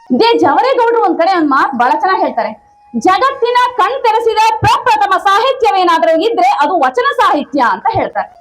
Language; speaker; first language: Kannada; non-native, local second language; Tamil